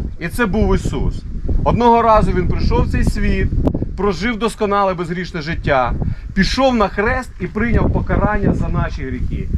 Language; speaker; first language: Ukrainian; non-native, local second language; Russian